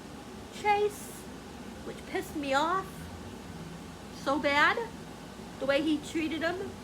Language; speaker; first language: English; native; English